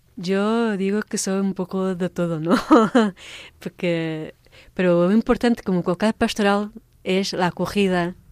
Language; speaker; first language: Spanish; non-native, fluent; Portuguese